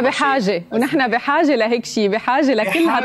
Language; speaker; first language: Arabic; native; Arabic